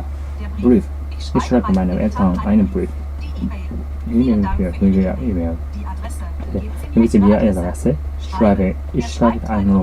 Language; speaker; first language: German; non-native, learner; Japanese